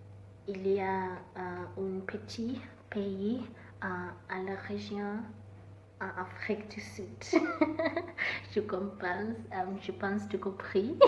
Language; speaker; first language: French; non-native, learner; Southern Sotho